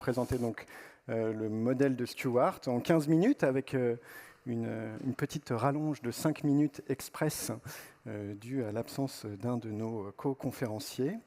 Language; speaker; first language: French; native; French